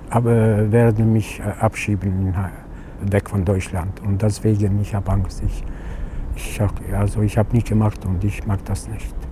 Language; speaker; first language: German; non-native, learner; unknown